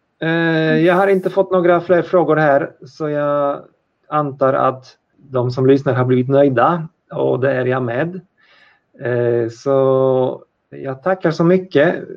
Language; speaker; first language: Swedish; non-native, fluent; Polish